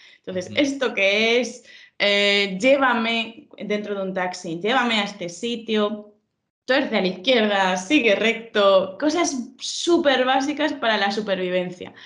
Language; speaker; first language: Spanish; native; Spanish